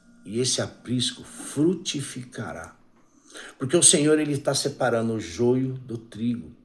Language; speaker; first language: Portuguese; native; Portuguese